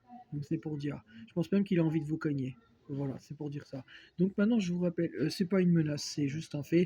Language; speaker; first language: French; native; French